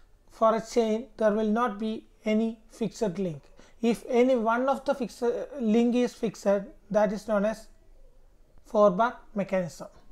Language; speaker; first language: English; non-native, local second language; Malayalam